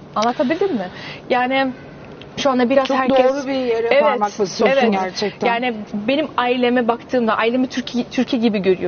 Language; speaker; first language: Turkish; early bilingual, heritage; Turkish